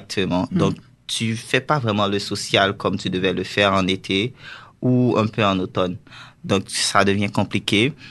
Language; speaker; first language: French; non-native, local second language; Haitian Creole